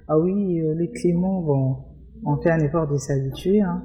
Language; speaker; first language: French; non-native, local second language; Luba-Lulua